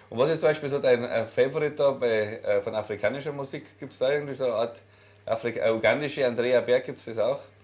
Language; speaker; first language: German; native; German